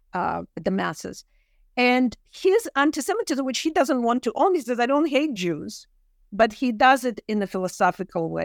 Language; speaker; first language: English; non-native, fluent; Russian